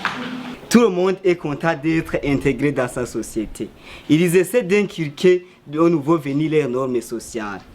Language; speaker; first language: French; non-native, fluent; Rundi